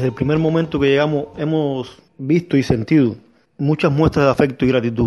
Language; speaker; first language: Spanish; native; Spanish